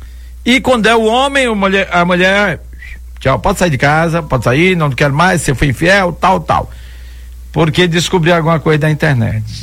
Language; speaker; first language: Portuguese; native; Portuguese